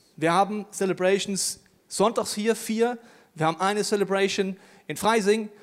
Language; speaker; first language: German; native; German